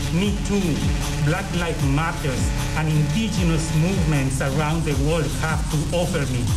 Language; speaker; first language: English; non-native, fluent; Spanish